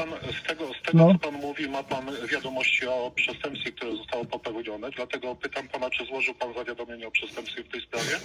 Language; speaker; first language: Polish; native; Polish